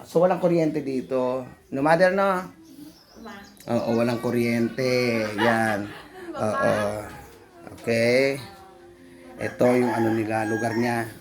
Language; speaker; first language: Filipino; non-native, local second language; Bikol